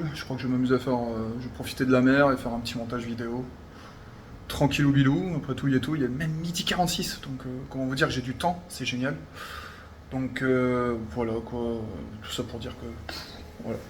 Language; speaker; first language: French; native; French